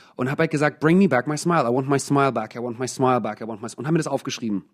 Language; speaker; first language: German; native; German